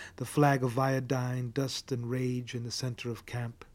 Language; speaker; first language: English; early bilingual, other home language; Spanish